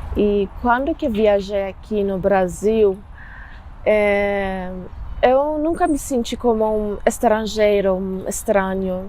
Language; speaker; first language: Portuguese; non-native, fluent; Persian